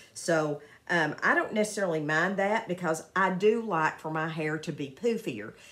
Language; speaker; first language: English; native; English